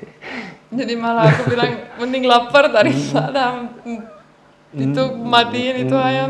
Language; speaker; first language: Indonesian; non-native, fluent; Romanian